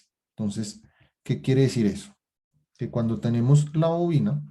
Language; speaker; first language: Spanish; native; Spanish